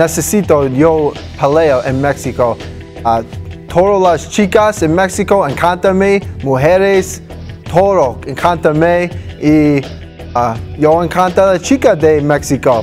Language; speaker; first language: Spanish; non-native, learner; English